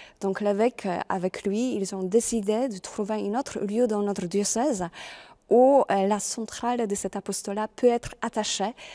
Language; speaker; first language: French; non-native, fluent; Polish